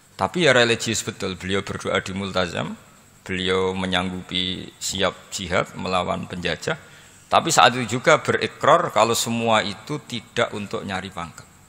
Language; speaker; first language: Indonesian; non-native, local second language; Javanese